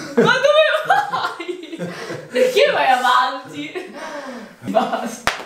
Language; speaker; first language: Italian; native; Italian